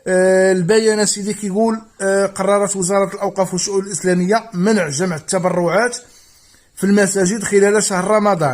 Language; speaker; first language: Arabic; native; Arabic